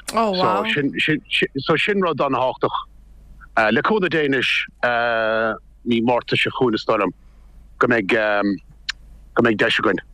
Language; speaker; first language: Irish; native; Irish